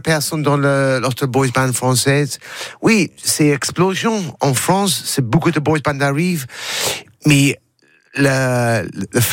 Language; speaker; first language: French; non-native, learner; English